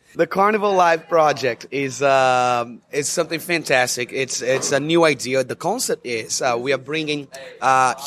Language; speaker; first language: English; non-native, fluent; Portuguese